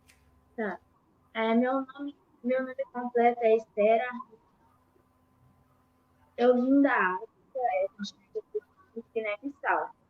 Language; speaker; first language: Portuguese; early bilingual, other home language; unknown